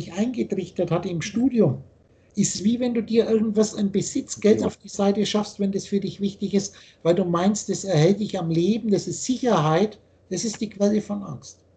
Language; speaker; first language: German; native; German